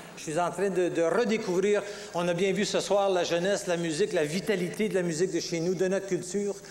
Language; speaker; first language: French; native; French